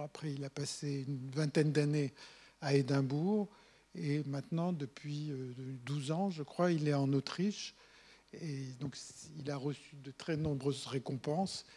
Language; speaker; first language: French; native; French